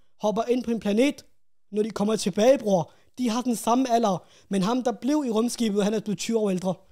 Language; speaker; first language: Danish; early bilingual, other home language; Urdu